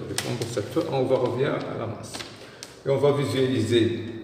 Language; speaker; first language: French; non-native, local second language; Arabic